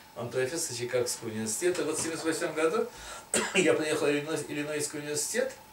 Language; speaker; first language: Russian; non-native, local second language; Tatar